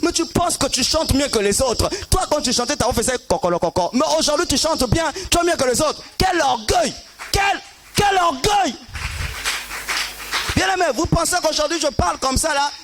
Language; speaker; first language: French; non-native, local second language; Lingala